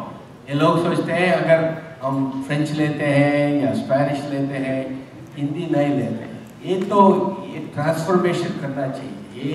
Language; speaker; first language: Hindi; non-native, local second language; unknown